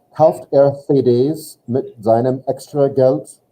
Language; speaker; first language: German; non-native, fluent; English